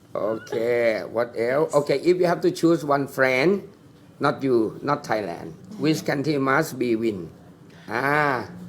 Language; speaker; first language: English; non-native, learner; Thai